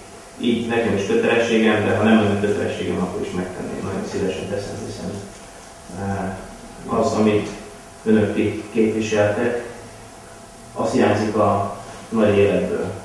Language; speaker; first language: Hungarian; native; Hungarian